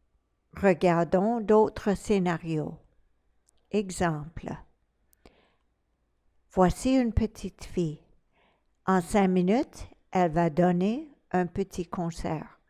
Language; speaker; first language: French; non-native, fluent; English